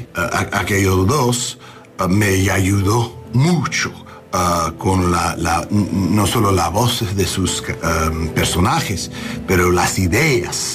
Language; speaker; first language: Spanish; non-native, learner; English